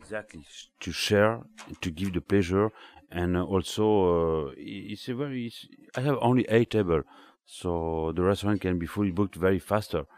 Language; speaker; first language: English; non-native, learner; French